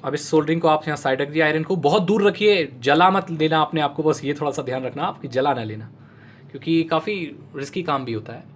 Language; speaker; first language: Hindi; native; Hindi